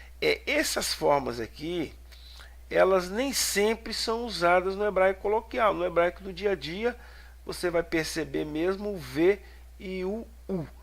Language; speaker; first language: Portuguese; native; Portuguese